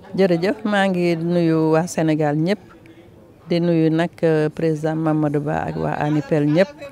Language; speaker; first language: Wolof; non-native, local second language; Fula